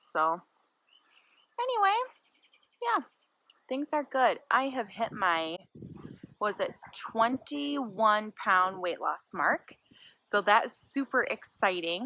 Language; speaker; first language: English; native; English